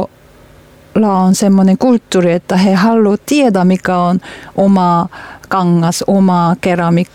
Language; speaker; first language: Finnish; non-native, learner; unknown